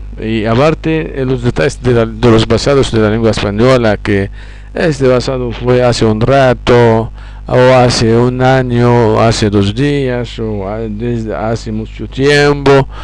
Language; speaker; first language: Spanish; non-native, fluent; Arabic